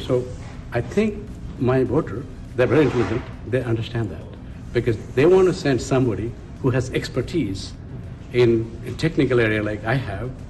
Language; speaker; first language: English; non-native, local second language; Bangla